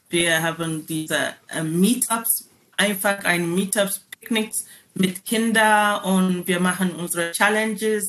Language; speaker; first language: German; non-native, learner; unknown